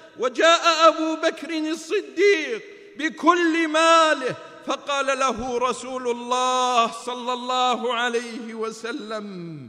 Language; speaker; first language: Arabic; native; Arabic